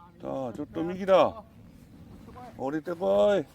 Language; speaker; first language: Japanese; non-native, fluent; Korean